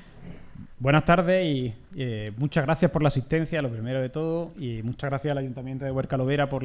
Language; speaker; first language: Spanish; native; Spanish